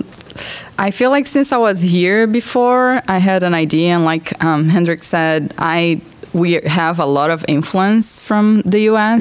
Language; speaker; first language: English; non-native, fluent; Portuguese